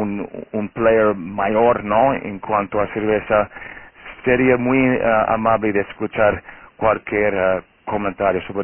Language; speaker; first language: Spanish; non-native, fluent; Portuguese